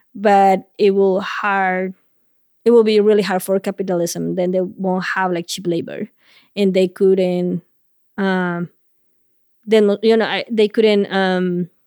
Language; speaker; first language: English; non-native, fluent; Spanish